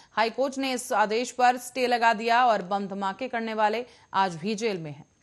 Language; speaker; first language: Hindi; native; Hindi